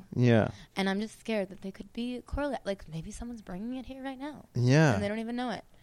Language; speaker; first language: English; native; English